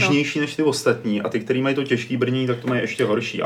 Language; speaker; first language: Czech; native; Czech